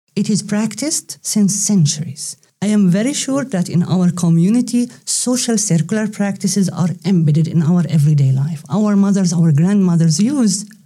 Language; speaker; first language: English; non-native, fluent; Arabic